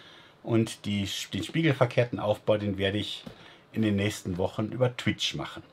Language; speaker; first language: German; native; German